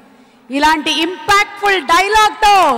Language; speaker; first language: Telugu; native; Telugu